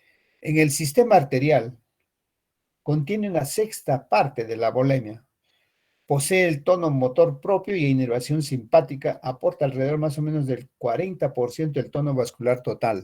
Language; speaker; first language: Spanish; native; Spanish